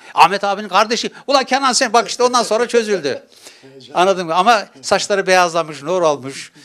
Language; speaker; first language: Turkish; native; Turkish